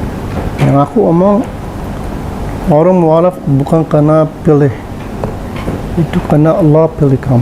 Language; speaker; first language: Indonesian; non-native, learner; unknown